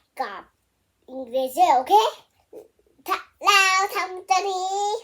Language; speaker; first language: Thai; early bilingual, heritage; Thai